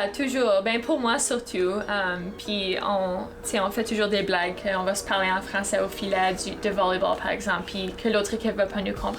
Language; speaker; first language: French; native; French